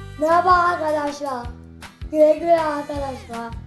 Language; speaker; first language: Turkish; early bilingual, heritage; Turkish